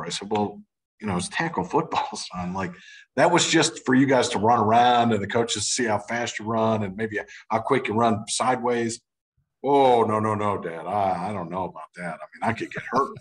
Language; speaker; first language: English; native; English